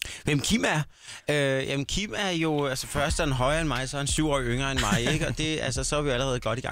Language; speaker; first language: Danish; native; Danish